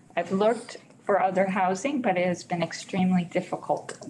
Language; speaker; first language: English; native; English